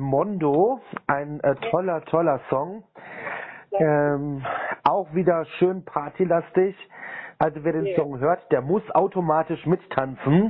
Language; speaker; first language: German; native; German